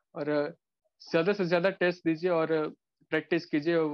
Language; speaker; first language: Hindi; non-native, local second language; Gujarati